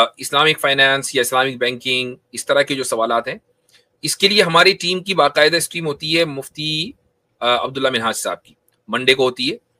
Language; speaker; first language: Urdu; native; Urdu